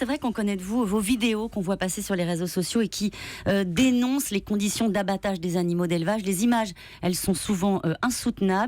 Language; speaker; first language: French; native; French